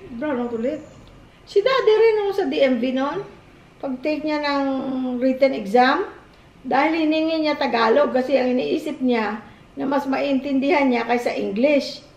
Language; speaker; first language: Filipino; native; Filipino